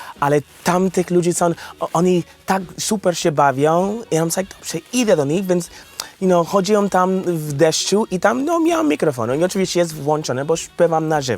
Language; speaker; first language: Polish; non-native, learner; English